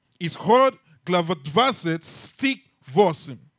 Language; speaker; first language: Russian; non-native, learner; English